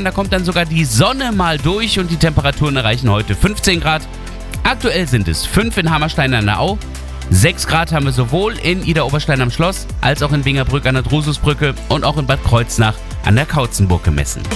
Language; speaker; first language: German; native; German